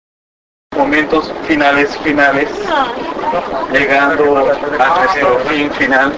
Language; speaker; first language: Spanish; native; Spanish